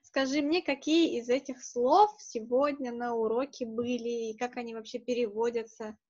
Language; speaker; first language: Russian; native; Russian